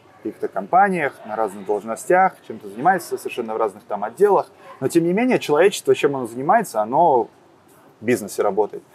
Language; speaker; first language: Russian; native; Russian